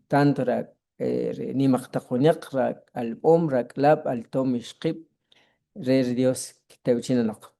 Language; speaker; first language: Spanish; non-native, local second language; Kʼicheʼ